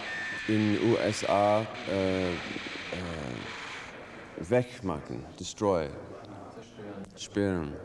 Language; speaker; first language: German; non-native, learner; English